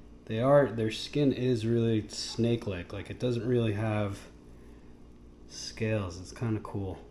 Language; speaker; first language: English; native; English